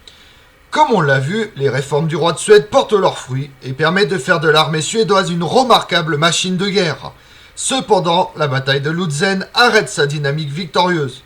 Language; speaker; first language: French; native; French